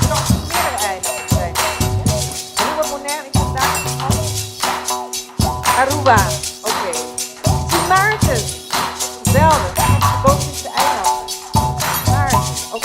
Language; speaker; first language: Dutch; native; Dutch